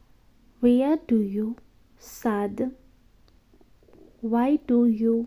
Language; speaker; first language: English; non-native, fluent; Georgian